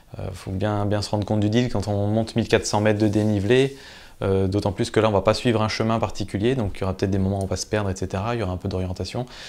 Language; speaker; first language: French; native; French